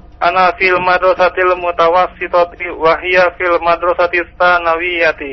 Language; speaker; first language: Arabic; non-native, learner; Indonesian